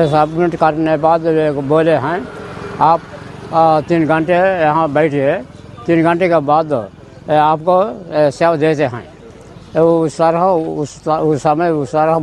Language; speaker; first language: Hindi; non-native, local second language; Telugu